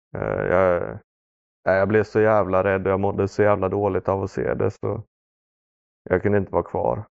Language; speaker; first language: Swedish; early bilingual, other home language; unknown